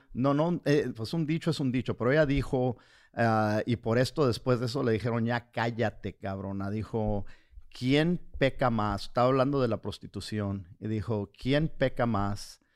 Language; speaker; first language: Spanish; early bilingual, heritage; Spanish